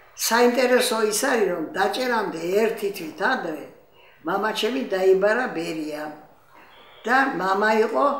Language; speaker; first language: Georgian; native; Georgian